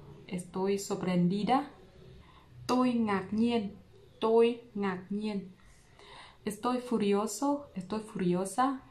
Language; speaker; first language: Spanish; non-native, learner; Vietnamese